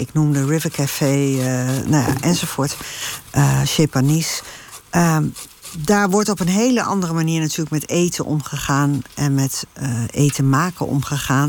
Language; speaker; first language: Dutch; native; Dutch